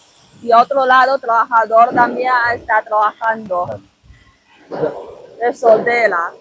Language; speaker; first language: Spanish; non-native, learner; Chinese